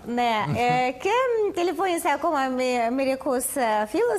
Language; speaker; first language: Greek; non-native, learner; Russian